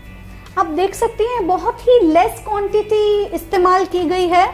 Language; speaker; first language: Hindi; native; Hindi